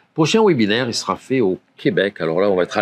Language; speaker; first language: French; native; French